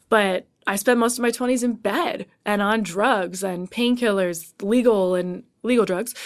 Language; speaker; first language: English; native; English